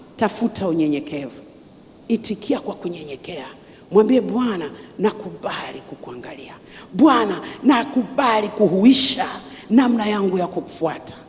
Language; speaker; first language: Swahili; native; Swahili